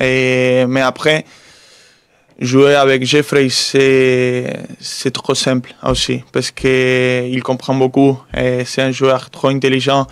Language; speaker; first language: French; non-native, fluent; Spanish